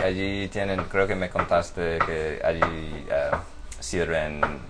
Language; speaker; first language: Spanish; non-native, fluent; English